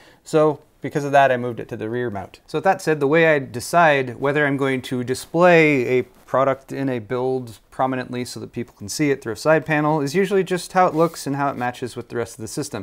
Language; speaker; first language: English; native; English